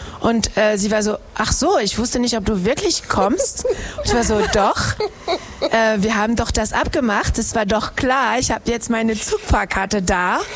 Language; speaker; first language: German; non-native, fluent; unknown